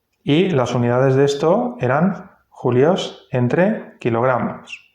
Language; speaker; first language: Spanish; native; Spanish